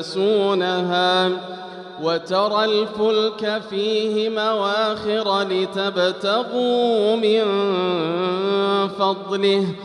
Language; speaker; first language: Arabic; native; Arabic